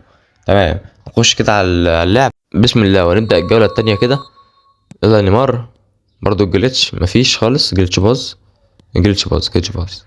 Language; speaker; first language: Arabic; native; Arabic